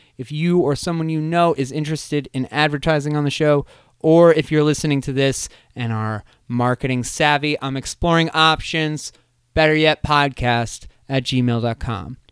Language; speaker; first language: English; native; English